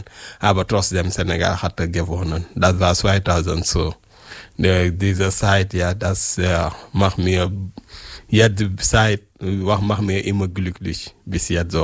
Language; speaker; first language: German; non-native, learner; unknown